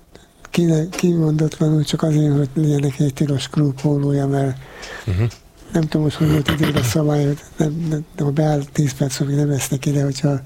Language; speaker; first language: Hungarian; native; Hungarian